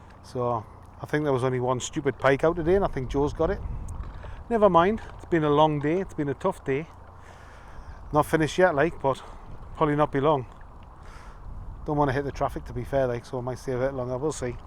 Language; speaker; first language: English; native; English